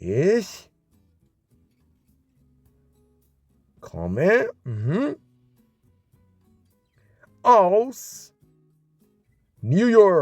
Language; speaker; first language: German; non-native, learner; English